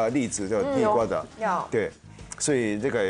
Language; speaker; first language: Chinese; non-native, fluent; Japanese